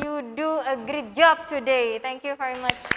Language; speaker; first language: English; non-native, fluent; Indonesian